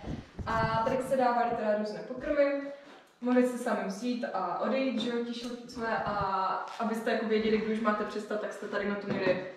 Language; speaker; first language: Czech; native; Czech